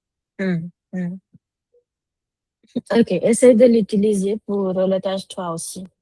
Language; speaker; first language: French; non-native, fluent; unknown